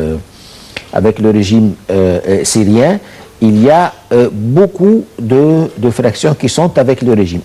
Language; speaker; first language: French; non-native, fluent; Arabic